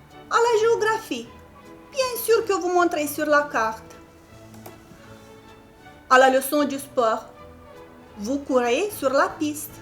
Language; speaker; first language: French; non-native, fluent; Romanian